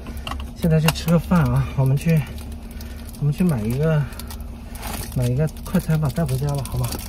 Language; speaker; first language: Chinese; native; Chinese